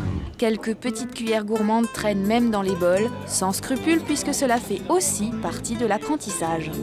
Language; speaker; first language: French; native; French